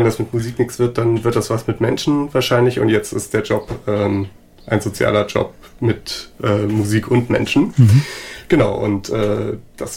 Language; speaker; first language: German; native; German